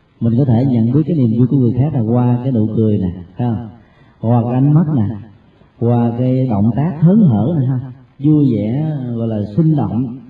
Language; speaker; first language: Vietnamese; native; Vietnamese